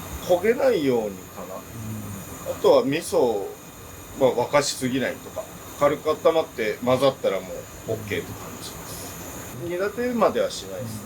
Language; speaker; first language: Japanese; native; Japanese